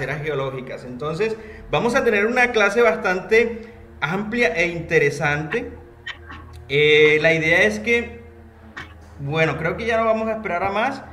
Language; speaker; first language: Spanish; native; Spanish